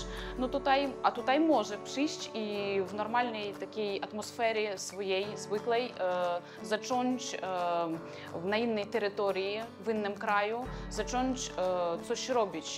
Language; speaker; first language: Polish; non-native, fluent; Ukrainian